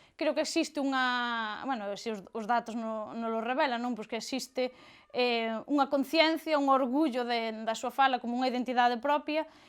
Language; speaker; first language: Galician; native; Galician